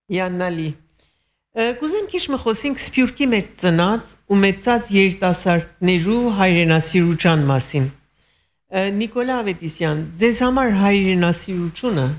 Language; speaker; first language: Armenian; early bilingual, heritage; Armenian